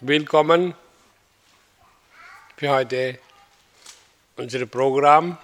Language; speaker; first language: German; non-native, learner; Hindi